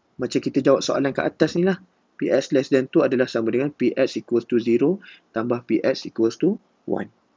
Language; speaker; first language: Malay; native; Malay